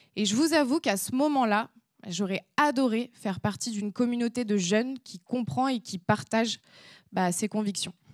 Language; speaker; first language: French; native; French